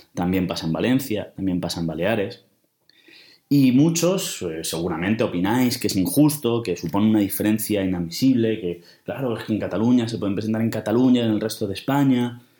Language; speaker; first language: Spanish; native; Spanish